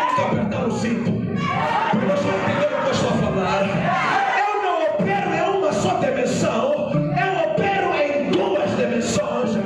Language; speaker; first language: Portuguese; non-native, local second language; Tsonga